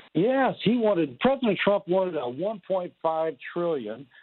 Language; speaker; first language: English; native; English